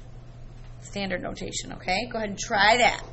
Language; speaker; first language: English; native; English